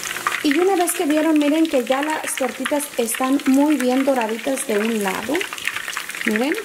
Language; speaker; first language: Spanish; native; Spanish